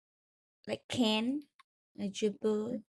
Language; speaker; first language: French; non-native, learner; Vietnamese